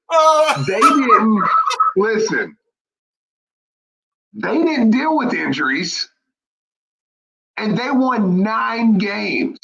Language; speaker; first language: English; native; English